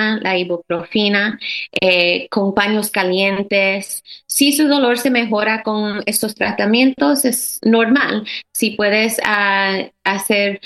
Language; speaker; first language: Spanish; early bilingual, heritage; Spanish